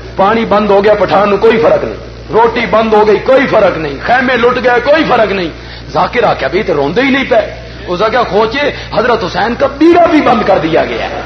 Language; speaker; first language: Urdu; non-native, local second language; Punjabi